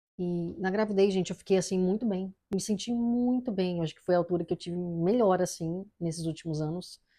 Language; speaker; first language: Portuguese; native; Portuguese